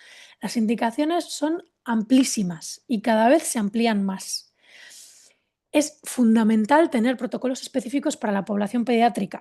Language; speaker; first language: Spanish; native; Spanish